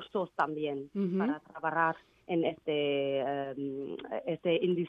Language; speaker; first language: Spanish; non-native, learner; Vietnamese